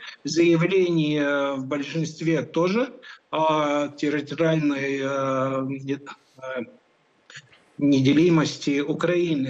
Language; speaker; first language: Russian; non-native, local second language; Latvian